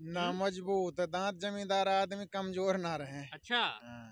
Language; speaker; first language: Hindi; native; Hindi